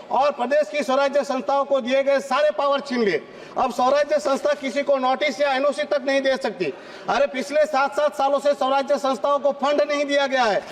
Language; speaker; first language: Hindi; non-native, local second language; Gujarati